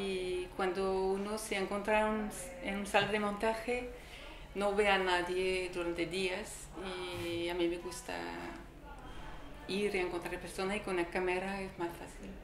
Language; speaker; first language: Spanish; non-native, learner; French